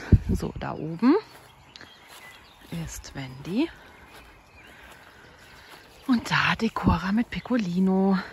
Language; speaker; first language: German; native; German